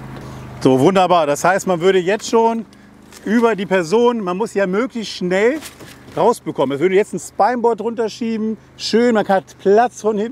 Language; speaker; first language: German; native; German